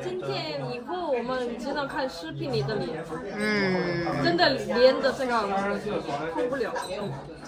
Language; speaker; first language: Chinese; non-native, learner; Korean